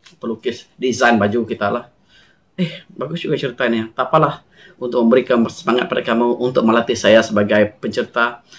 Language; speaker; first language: Malay; non-native, local second language; Iban